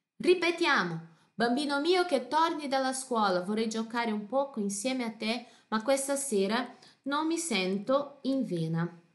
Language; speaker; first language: Italian; non-native, fluent; Portuguese